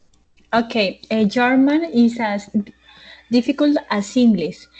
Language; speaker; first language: English; non-native, learner; Spanish